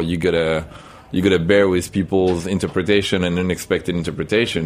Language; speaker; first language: English; non-native, fluent; French